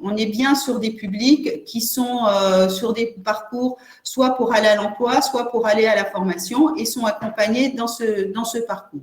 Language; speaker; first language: French; native; French